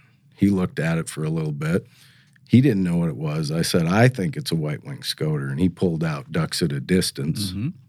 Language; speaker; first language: English; native; English